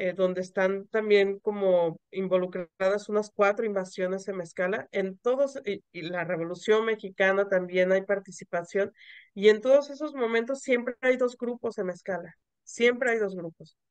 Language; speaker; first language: Spanish; native; Spanish